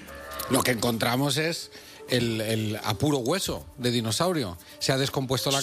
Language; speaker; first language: Spanish; native; Spanish